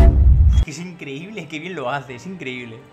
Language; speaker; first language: Spanish; native; Spanish